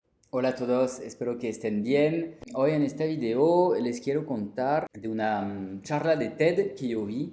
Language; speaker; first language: Spanish; non-native, fluent; French